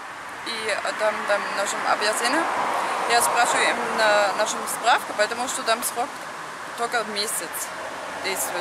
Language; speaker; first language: Russian; non-native, learner; German